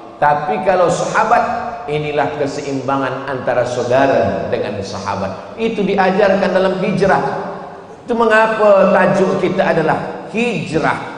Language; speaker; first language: Malay; native; Malay